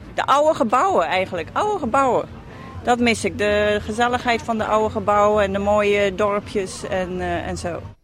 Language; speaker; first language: Dutch; native; Dutch